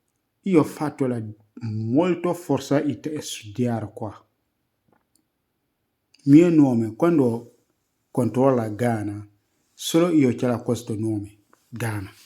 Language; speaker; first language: Italian; non-native, learner; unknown